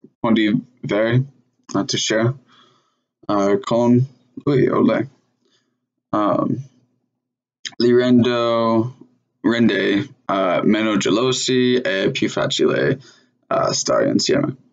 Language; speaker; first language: Italian; non-native, learner; English